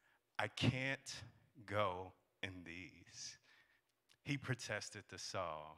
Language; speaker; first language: English; native; English